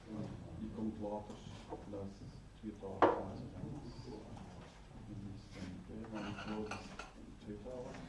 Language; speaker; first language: Dutch; non-native, learner; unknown